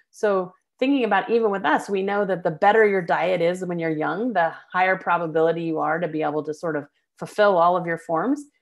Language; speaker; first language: English; native; English